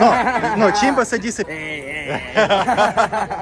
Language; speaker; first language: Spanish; non-native, learner; Russian